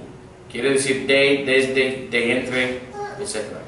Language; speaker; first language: Spanish; non-native, fluent; English